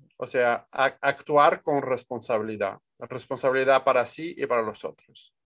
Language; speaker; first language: Spanish; non-native, fluent; Portuguese